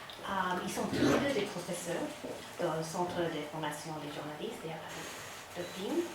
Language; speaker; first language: French; non-native, fluent; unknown